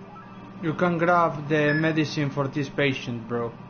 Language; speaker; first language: English; non-native, learner; Romanian